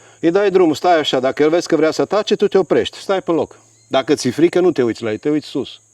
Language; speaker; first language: Romanian; native; Romanian